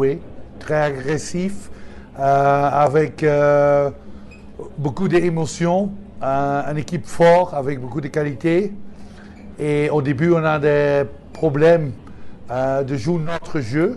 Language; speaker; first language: French; non-native, fluent; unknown